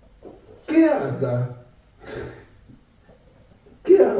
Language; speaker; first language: Spanish; non-native, fluent; Chinese